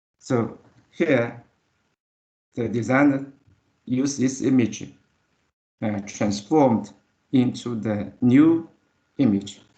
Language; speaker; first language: English; non-native, learner; Chinese